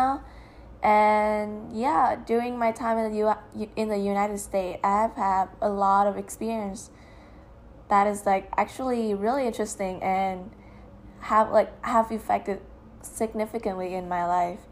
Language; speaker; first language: English; non-native, fluent; Vietnamese